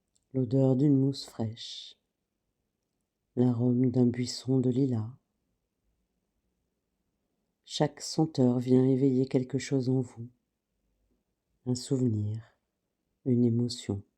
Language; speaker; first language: French; native; French